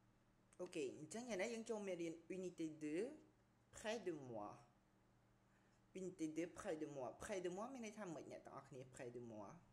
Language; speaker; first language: French; non-native, fluent; Khmer